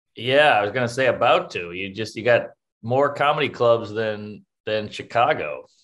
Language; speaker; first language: English; native; English